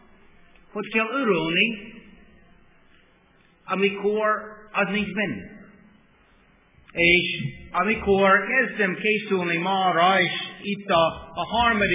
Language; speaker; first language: Hungarian; non-native, fluent; English